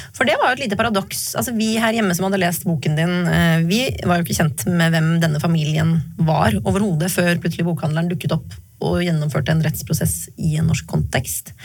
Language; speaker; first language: Norwegian; native; Norwegian